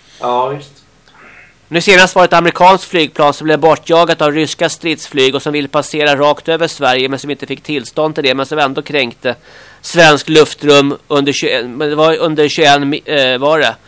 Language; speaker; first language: Swedish; native; Swedish